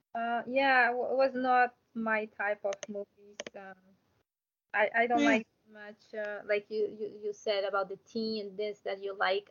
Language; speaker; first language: English; non-native, learner; Portuguese